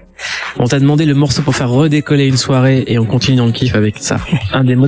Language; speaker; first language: French; native; French